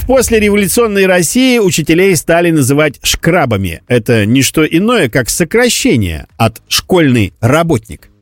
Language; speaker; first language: Russian; native; Russian